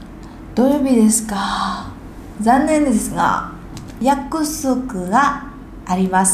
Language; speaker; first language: Japanese; non-native, fluent; Vietnamese